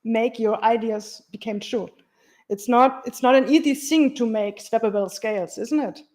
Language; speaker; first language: English; non-native, fluent; German